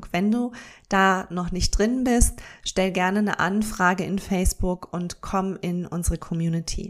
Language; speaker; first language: German; native; German